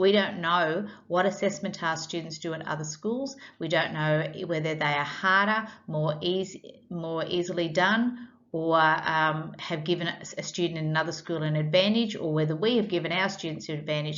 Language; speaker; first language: English; native; English